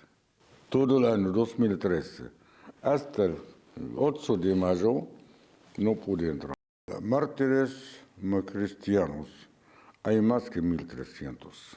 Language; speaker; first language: Spanish; non-native, fluent; Arabic